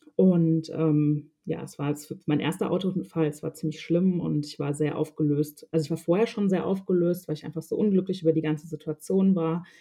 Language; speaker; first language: German; native; German